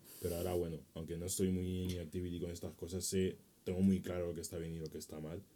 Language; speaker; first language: Spanish; native; Spanish